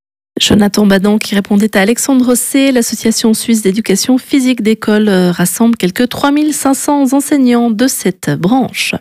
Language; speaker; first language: French; native; French